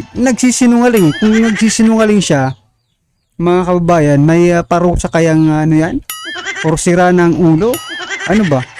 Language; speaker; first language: Filipino; native; Filipino